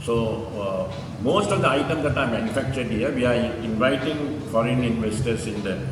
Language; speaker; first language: English; non-native, local second language; Sinhala